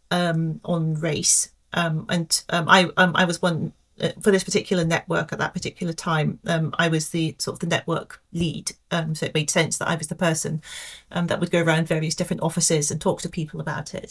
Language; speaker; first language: English; native; English